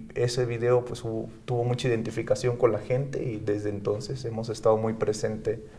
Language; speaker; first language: Spanish; native; Spanish